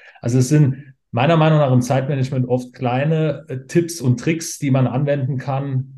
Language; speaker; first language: German; native; German